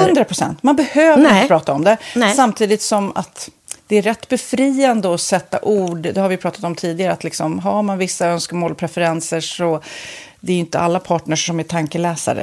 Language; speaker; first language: Swedish; native; Swedish